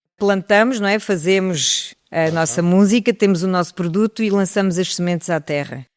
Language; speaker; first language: Portuguese; early bilingual, heritage; French